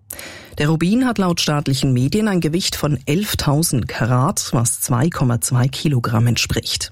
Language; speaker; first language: German; native; German